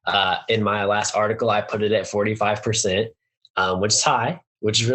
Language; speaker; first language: English; native; English